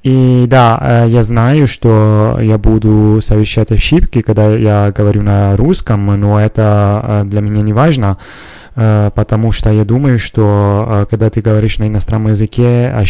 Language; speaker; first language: Russian; non-native, fluent; Italian